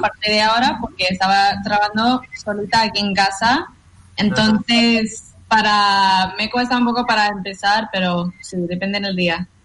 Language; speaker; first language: Spanish; non-native, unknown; English